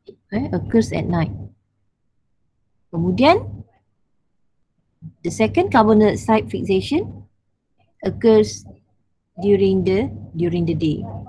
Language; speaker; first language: English; non-native, local second language; Malay